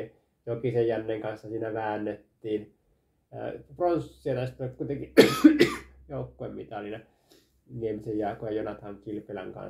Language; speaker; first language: Finnish; native; Finnish